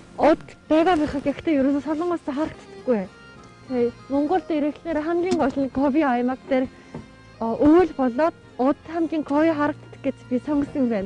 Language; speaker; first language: Mongolian; non-native, fluent; Korean